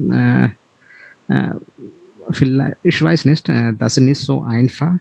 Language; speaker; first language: German; non-native, learner; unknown